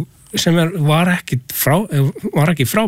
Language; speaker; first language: Icelandic; non-native, learner; English